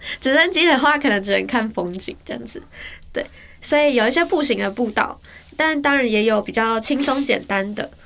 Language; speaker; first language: Chinese; native; Chinese